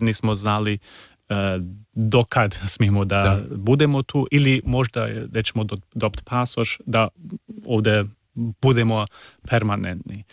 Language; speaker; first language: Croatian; early bilingual, heritage; Serbian